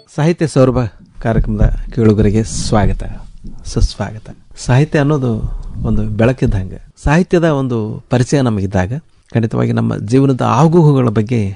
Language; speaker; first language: Kannada; native; Kannada